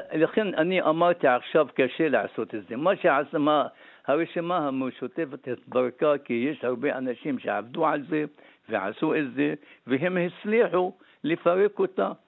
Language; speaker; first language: Hebrew; non-native, local second language; Arabic